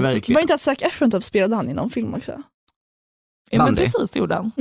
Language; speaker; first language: Swedish; native; Swedish